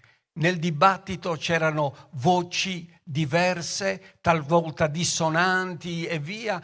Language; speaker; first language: Italian; native; Italian